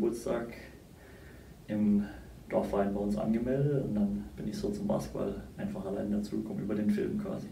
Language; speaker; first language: German; native; German